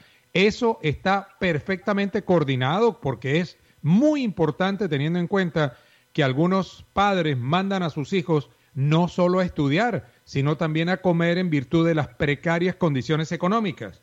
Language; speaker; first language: Spanish; native; Spanish